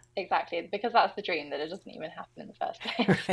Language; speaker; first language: English; native; English